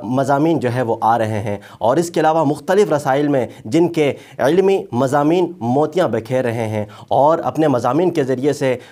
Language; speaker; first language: Urdu; native; Urdu